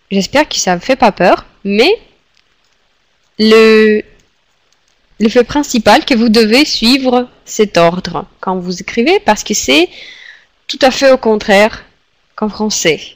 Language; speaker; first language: French; non-native, fluent; Russian